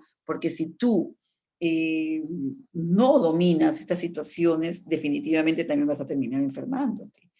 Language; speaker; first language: Spanish; native; Spanish